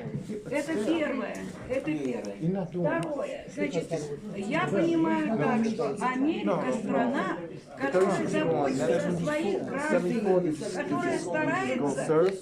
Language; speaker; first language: Russian; native; Russian